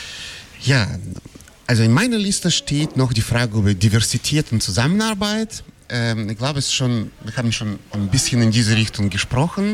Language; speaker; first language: German; non-native, fluent; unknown